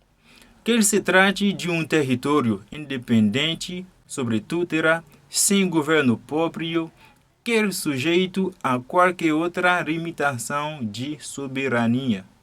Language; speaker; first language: Portuguese; non-native, fluent; Haitian Creole